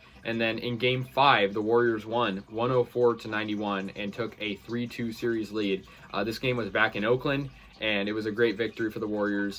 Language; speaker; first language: English; native; English